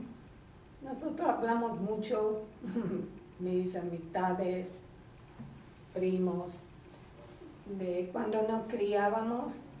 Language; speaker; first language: Spanish; early bilingual, heritage; Spanish